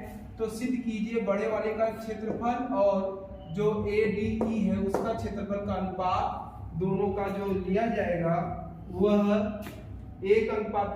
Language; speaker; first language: Hindi; native; Hindi